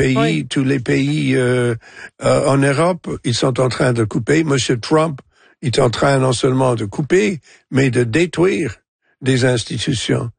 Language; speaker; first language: French; non-native, local second language; English